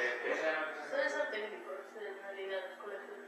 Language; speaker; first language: Spanish; native; Spanish